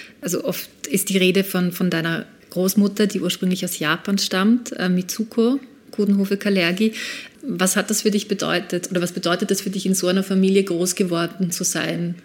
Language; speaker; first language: German; native; German